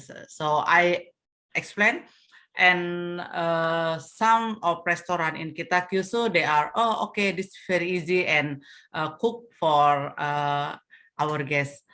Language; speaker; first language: English; non-native, learner; Indonesian